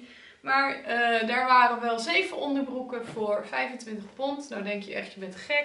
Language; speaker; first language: Dutch; native; Dutch